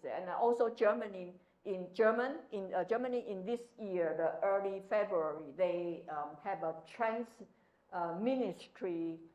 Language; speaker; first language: English; non-native, fluent; Chinese